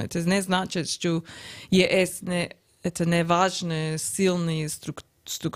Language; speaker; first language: Russian; non-native, learner; English